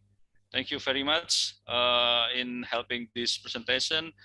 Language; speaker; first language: English; non-native, fluent; Indonesian